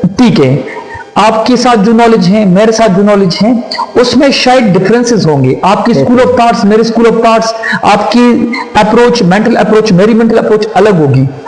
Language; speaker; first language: Urdu; non-native, local second language; Pashto